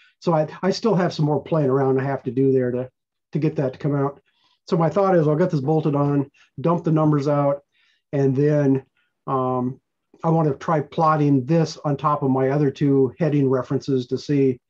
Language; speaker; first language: English; native; English